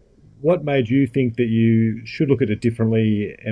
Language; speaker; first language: English; native; English